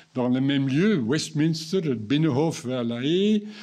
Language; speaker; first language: French; non-native, fluent; Dutch